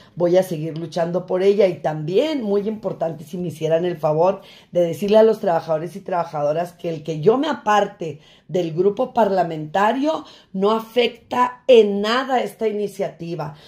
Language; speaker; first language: Spanish; native; Spanish